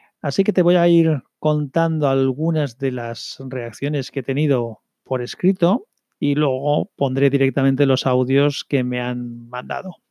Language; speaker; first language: Spanish; native; Spanish